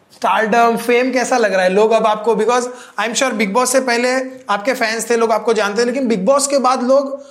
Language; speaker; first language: Hindi; non-native, local second language; Gujarati